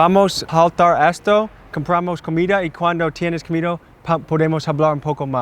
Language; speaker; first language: Spanish; non-native, learner; English